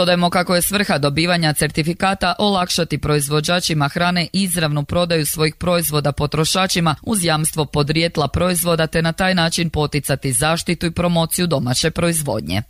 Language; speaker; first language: Serbian; native; Serbian